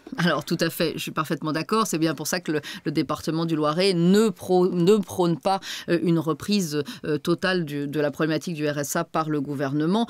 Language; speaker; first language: French; native; French